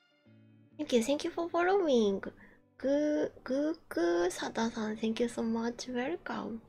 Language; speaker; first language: English; non-native, learner; Japanese